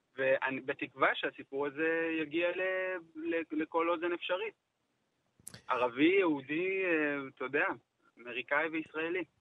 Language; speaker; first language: Hebrew; native; Hebrew